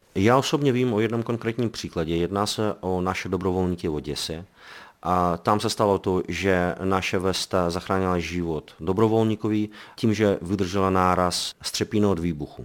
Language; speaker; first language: Czech; non-native, fluent; Belarusian